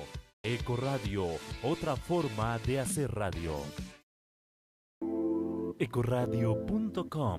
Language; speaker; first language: Spanish; native; Spanish